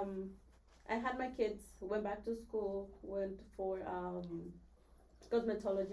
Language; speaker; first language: English; non-native, fluent; Spanish